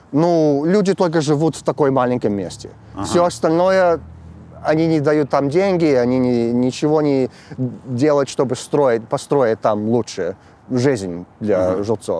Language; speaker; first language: Russian; early bilingual, heritage; English